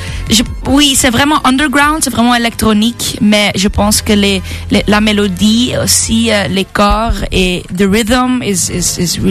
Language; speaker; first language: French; non-native, local second language; Dutch